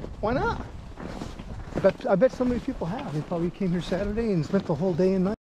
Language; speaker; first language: English; native; English